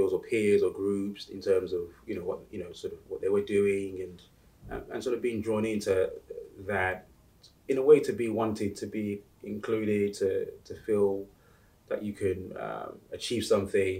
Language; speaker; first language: English; native; English